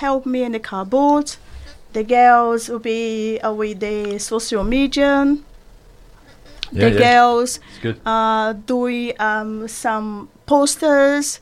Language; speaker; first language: English; non-native, learner; Portuguese